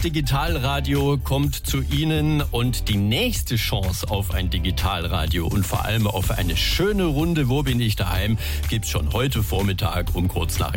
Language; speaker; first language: German; native; German